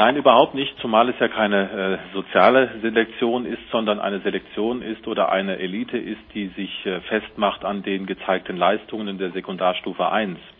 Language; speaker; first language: German; native; German